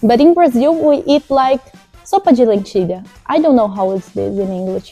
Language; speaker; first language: English; non-native, fluent; Portuguese